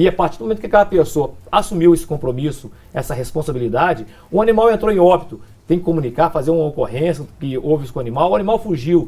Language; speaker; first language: Portuguese; native; Portuguese